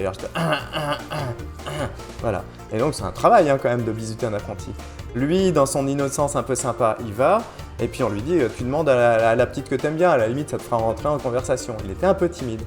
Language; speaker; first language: French; native; French